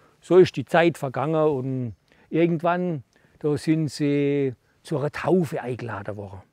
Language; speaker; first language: German; native; German